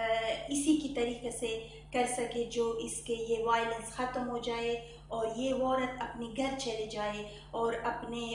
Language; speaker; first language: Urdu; non-native, learner; Persian